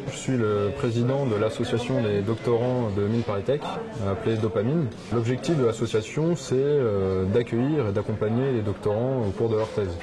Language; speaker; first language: French; native; French